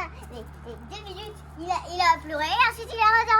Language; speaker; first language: French; native; French